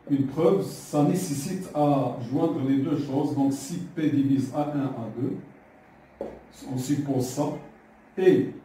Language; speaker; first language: French; non-native, local second language; Arabic